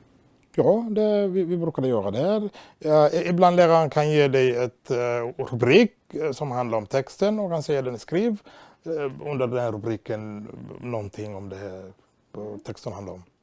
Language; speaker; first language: Swedish; non-native, fluent; Somali